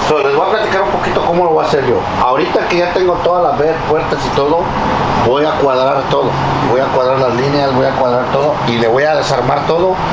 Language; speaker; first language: Spanish; native; Spanish